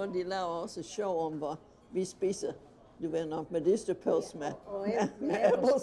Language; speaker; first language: Danish; early bilingual, heritage; Danish